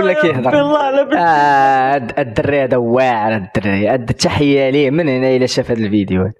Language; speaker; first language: Arabic; native; Arabic